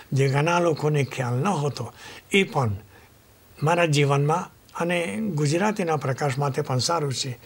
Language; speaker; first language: Gujarati; non-native, fluent; Spanish